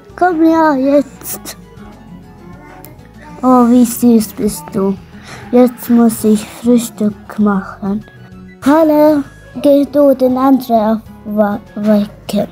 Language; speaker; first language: German; non-native, learner; Arabic